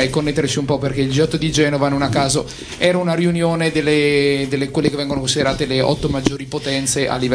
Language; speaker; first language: Italian; native; Italian